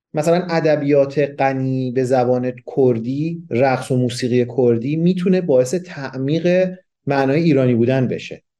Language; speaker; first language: Persian; non-native, local second language; Kurdish